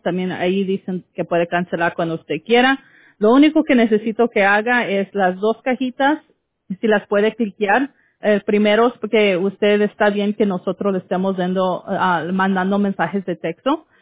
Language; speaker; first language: Spanish; early bilingual, heritage; Spanish